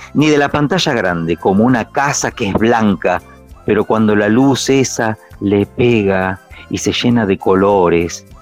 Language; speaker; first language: Spanish; native; Spanish